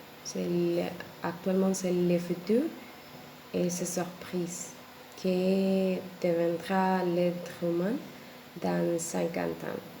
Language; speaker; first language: French; non-native, learner; Spanish